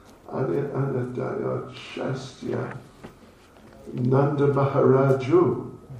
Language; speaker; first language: Russian; non-native, learner; English